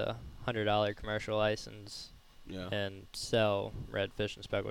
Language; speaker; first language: English; native; English